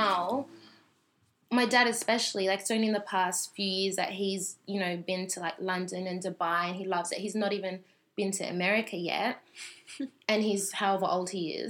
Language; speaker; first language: English; native; English